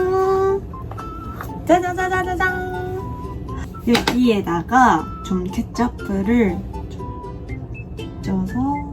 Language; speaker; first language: Korean; non-native, fluent; Japanese